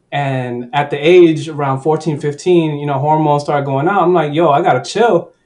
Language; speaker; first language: English; early bilingual, other home language; Spanish